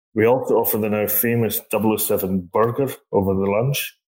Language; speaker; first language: English; native; English